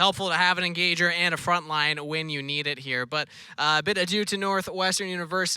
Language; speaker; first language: English; native; English